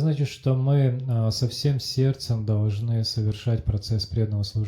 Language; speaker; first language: Russian; native; Russian